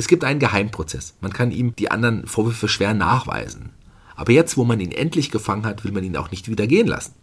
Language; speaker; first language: German; native; German